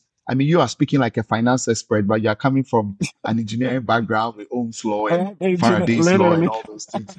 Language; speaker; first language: English; non-native, local second language; Akan